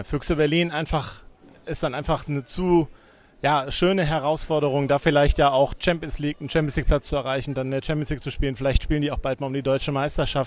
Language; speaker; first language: German; native; German